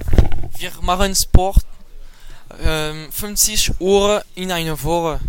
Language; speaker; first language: German; non-native, learner; French